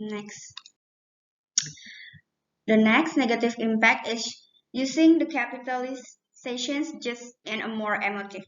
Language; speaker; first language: English; non-native, learner; Indonesian